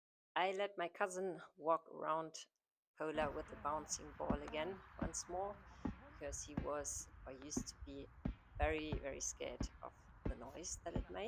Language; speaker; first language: English; non-native, fluent; German